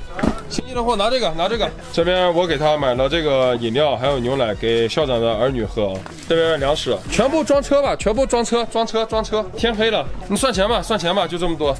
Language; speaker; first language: Chinese; native; Chinese